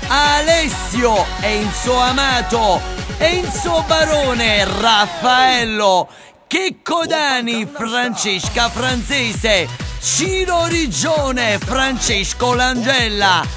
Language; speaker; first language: Italian; native; Italian